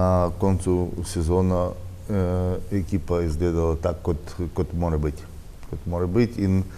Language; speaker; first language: Slovenian; non-native, learner; Russian